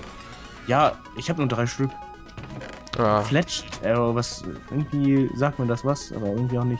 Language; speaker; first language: German; native; German